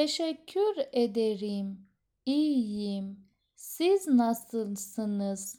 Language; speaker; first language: Turkish; non-native, fluent; Persian